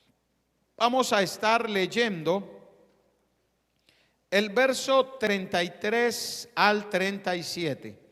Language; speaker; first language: Spanish; native; Spanish